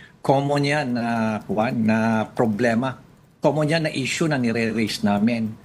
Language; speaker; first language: Filipino; non-native, local second language; Iloko